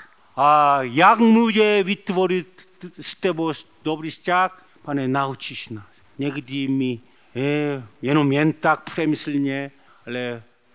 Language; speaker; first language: Czech; non-native, learner; Korean